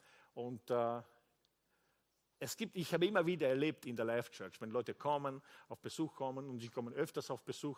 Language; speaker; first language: German; non-native, fluent; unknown